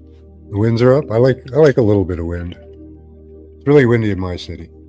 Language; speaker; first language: English; native; English